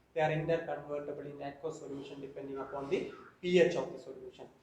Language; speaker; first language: English; non-native, local second language; Malayalam